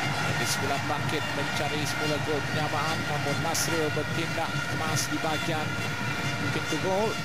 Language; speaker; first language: Malay; native; Malay